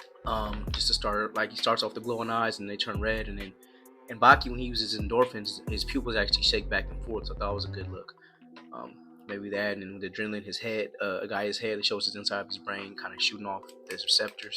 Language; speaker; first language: English; native; English